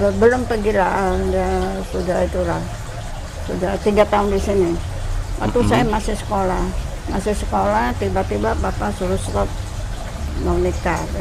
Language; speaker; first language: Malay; non-native, local second language; Min Nan Chinese